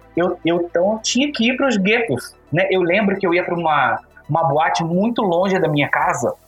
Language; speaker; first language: Portuguese; native; Portuguese